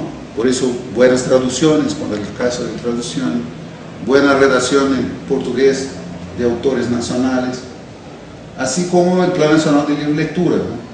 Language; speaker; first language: Spanish; non-native, fluent; Portuguese